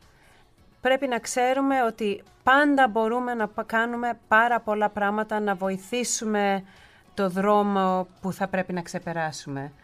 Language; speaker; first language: Greek; early bilingual, heritage; Greek